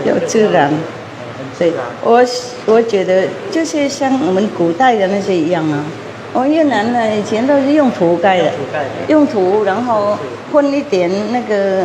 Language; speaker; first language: Chinese; non-native, fluent; Vietnamese